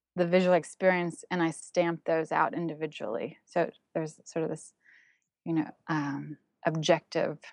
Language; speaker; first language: English; non-native, fluent; German